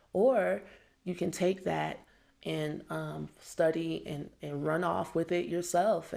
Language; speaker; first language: English; native; English